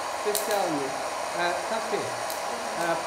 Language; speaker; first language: Russian; non-native, learner; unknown